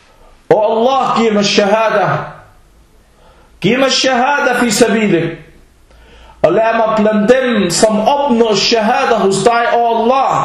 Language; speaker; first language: Danish; early bilingual, other home language; Arabic